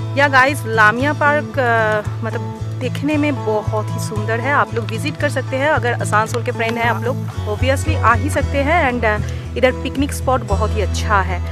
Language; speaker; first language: Hindi; non-native, local second language; Bangla